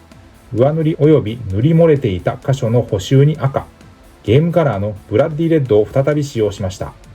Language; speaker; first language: Japanese; native; Japanese